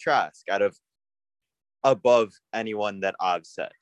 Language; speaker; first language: English; native; English